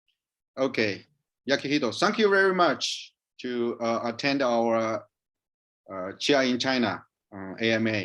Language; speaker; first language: English; non-native, learner; Chinese